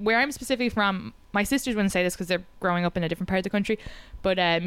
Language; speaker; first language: English; native; English